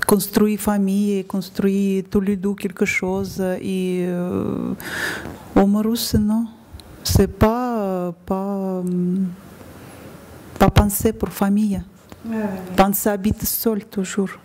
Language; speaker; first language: French; non-native, learner; Russian